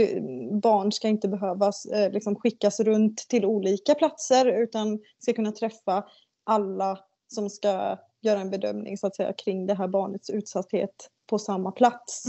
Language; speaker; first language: Swedish; native; Swedish